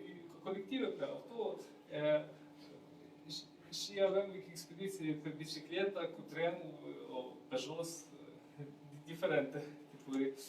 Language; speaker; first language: Romanian; non-native, learner; Ukrainian